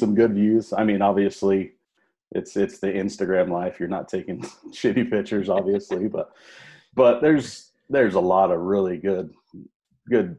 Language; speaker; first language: English; native; English